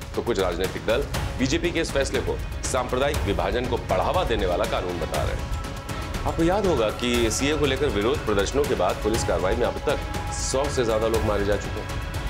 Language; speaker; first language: Hindi; native; Hindi